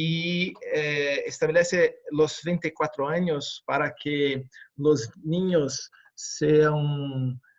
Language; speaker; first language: Spanish; non-native, fluent; Portuguese